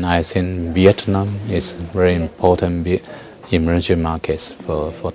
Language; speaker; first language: English; non-native, fluent; Chinese